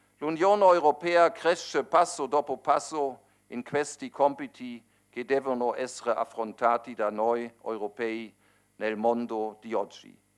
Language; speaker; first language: Italian; non-native, fluent; German